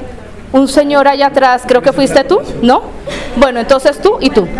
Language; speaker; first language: Spanish; native; Spanish